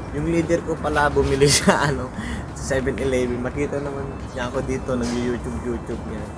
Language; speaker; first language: Filipino; native; Filipino